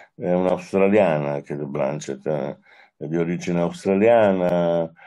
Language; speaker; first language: Italian; native; Italian